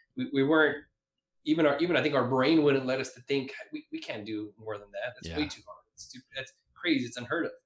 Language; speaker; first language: English; native; English